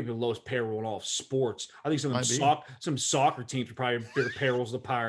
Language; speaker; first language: English; native; English